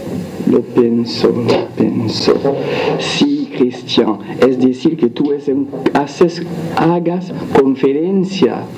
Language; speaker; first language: Spanish; non-native, learner; French